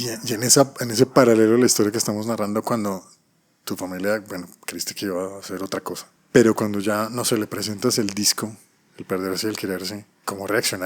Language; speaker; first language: Spanish; native; Spanish